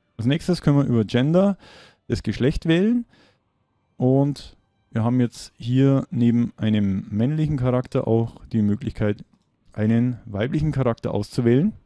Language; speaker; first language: German; native; German